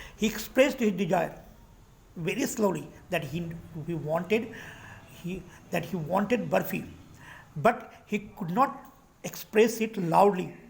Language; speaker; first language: English; non-native, local second language; Hindi